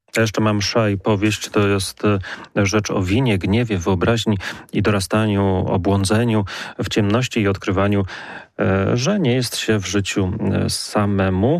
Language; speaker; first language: Polish; native; Polish